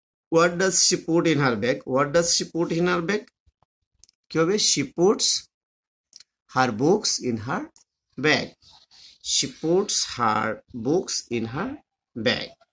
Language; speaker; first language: English; non-native, fluent; Bangla